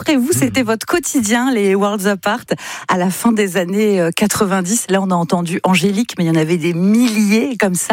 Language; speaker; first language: French; native; French